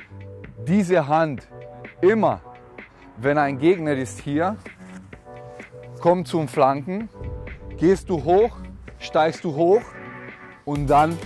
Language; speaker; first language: German; non-native, learner; Hungarian